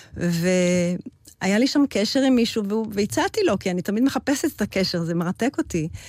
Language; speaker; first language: Hebrew; early bilingual, heritage; Hebrew